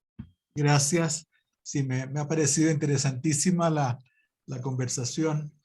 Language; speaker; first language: Spanish; native; Spanish